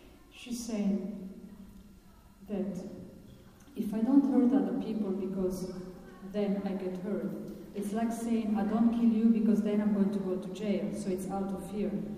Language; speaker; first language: English; non-native, fluent; Italian